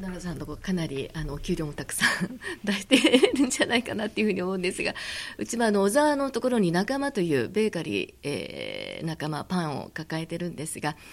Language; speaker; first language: Japanese; native; Japanese